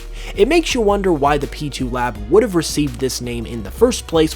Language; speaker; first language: English; native; English